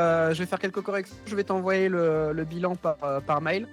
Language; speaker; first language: French; native; French